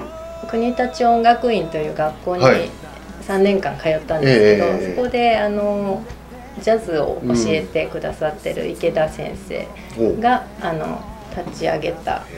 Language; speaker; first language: Japanese; native; Japanese